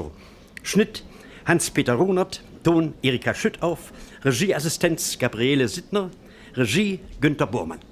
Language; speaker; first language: German; native; German